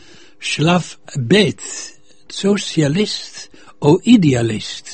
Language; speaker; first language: Danish; non-native, fluent; Dutch